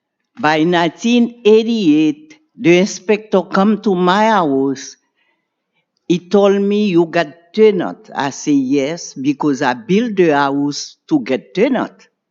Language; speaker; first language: English; non-native, learner; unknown